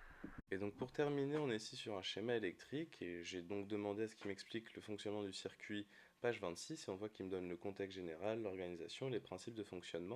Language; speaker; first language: French; native; French